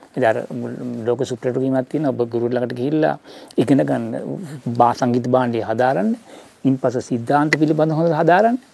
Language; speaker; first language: Sinhala; native; Sinhala